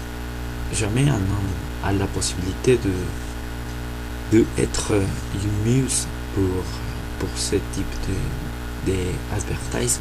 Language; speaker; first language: French; non-native, fluent; Spanish